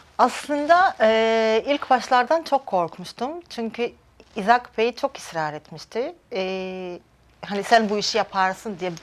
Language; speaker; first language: Turkish; non-native, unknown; Georgian